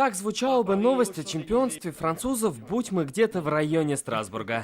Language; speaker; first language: Russian; native; Russian